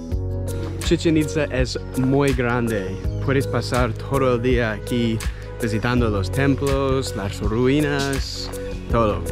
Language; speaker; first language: Spanish; non-native, learner; English